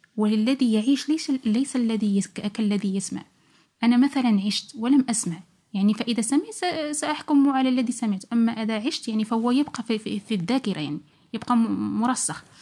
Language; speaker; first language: Arabic; native; Arabic